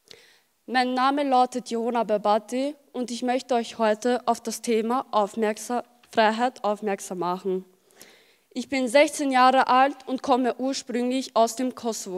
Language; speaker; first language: German; early bilingual, other home language; Albanian